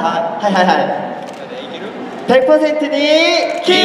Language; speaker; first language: Japanese; non-native, learner; Korean